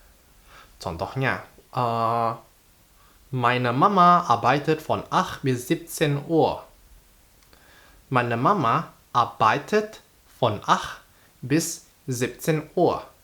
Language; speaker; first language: German; non-native, fluent; Indonesian